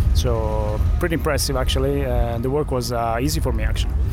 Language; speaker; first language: English; non-native, fluent; Italian